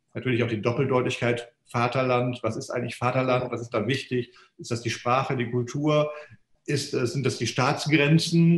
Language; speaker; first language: German; native; German